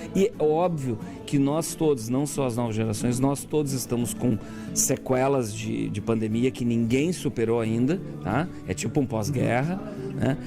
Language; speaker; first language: Portuguese; native; Portuguese